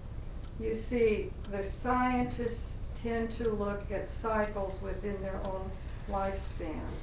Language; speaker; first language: English; native; English